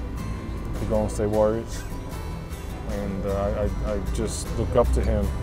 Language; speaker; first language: English; native; English